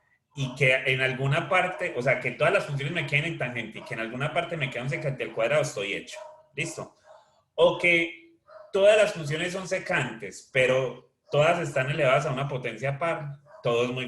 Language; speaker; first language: Spanish; native; Spanish